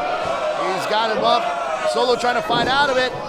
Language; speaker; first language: English; native; English